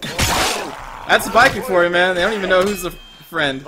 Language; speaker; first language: English; native; English